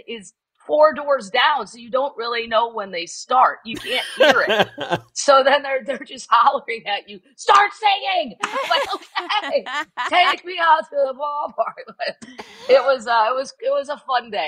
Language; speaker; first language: English; native; English